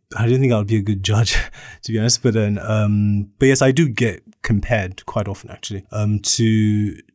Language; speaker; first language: English; native; English